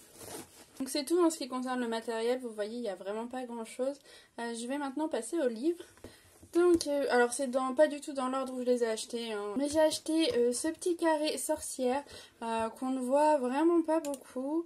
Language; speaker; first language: French; native; French